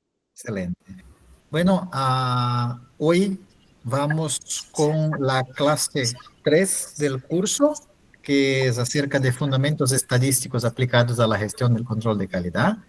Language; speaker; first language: Spanish; non-native, fluent; Portuguese